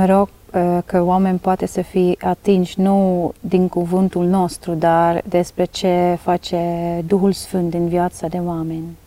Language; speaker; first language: Romanian; non-native, learner; Dutch